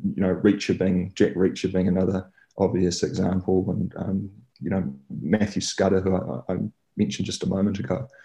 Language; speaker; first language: English; native; English